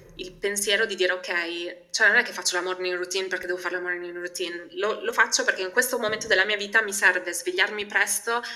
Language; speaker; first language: Italian; early bilingual, other home language; Albanian